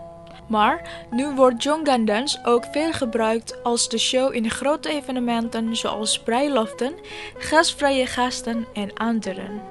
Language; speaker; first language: Dutch; non-native, fluent; Indonesian